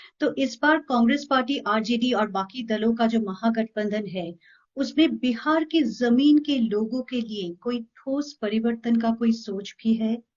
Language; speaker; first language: Hindi; non-native, local second language; Bangla